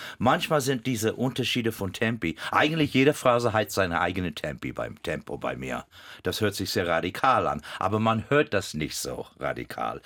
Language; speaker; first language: German; non-native, fluent; English